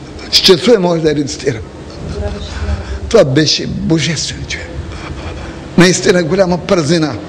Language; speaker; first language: Bulgarian; native; Bulgarian